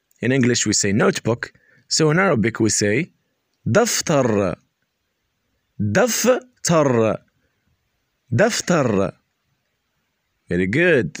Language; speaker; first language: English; non-native, learner; Arabic